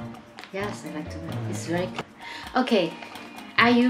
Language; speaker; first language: English; non-native, learner; Thai